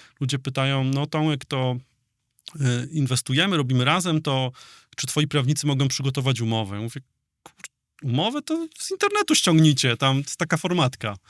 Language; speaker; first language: Polish; native; Polish